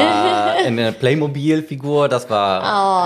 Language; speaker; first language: German; non-native, learner; Spanish